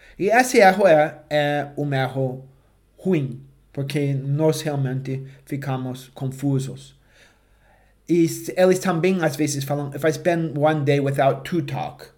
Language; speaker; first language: Portuguese; non-native, fluent; English